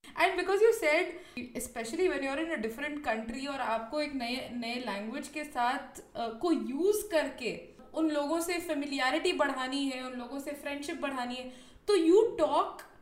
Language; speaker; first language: English; non-native, local second language; Hindi